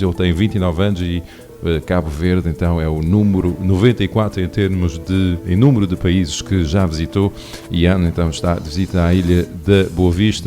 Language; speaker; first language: Portuguese; non-native, local second language; Kabuverdianu